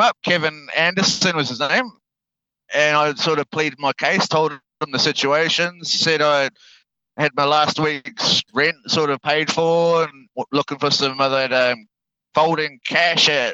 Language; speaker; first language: English; native; English